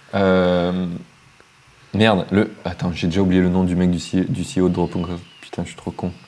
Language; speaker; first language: French; native; French